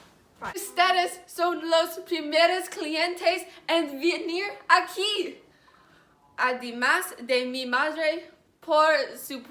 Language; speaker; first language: Spanish; non-native, learner; English